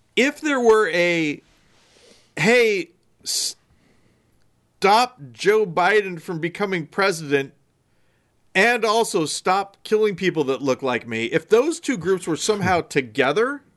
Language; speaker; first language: English; native; English